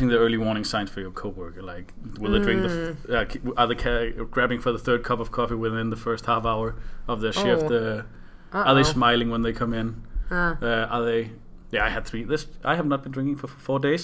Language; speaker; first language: English; non-native, fluent; Danish